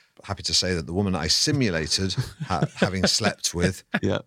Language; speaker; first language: English; native; English